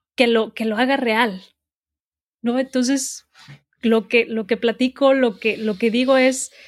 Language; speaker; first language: Spanish; native; Spanish